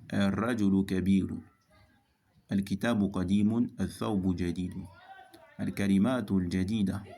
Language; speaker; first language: Arabic; non-native, fluent; French